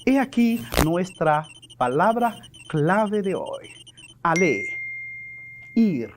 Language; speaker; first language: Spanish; non-native, fluent; French